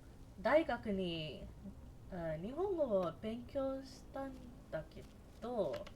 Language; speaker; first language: Japanese; non-native, learner; English